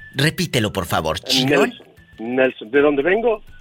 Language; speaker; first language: Spanish; native; Spanish